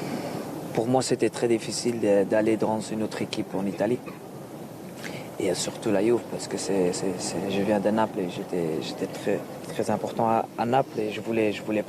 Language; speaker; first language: French; non-native, local second language; Dutch